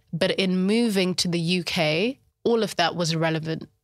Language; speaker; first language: English; early bilingual, other home language; Shona